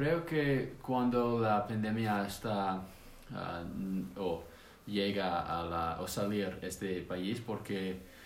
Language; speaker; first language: Spanish; non-native, learner; English